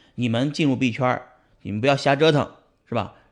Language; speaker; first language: Chinese; native; Chinese